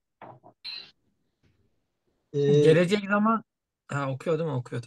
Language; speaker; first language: Turkish; native; Turkish